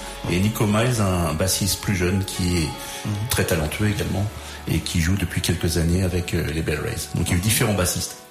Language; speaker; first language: French; native; French